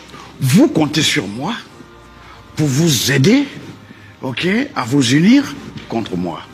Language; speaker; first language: French; non-native, local second language; Dyula